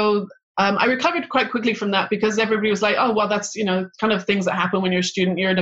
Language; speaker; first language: English; native; English